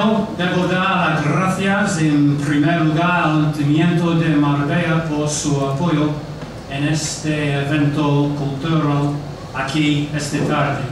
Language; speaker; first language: Spanish; non-native, fluent; English